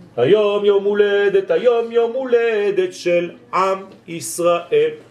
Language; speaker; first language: Hebrew; non-native, fluent; French